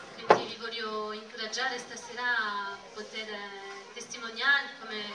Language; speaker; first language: Italian; non-native, fluent; French